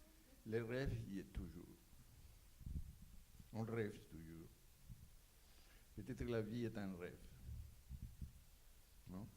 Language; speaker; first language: French; non-native, fluent; Spanish